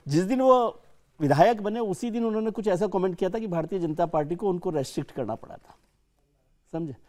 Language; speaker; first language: Hindi; native; Hindi